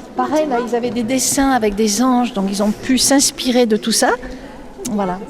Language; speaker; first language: French; native; French